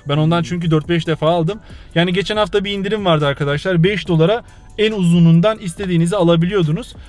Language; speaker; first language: Turkish; native; Turkish